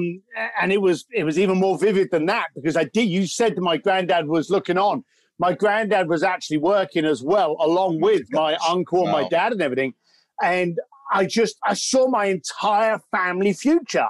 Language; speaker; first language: English; native; English